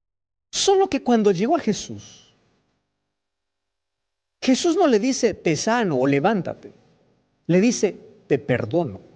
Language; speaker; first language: Spanish; native; Spanish